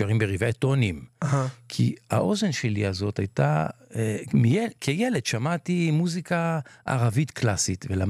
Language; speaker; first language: Hebrew; non-native, local second language; Ladino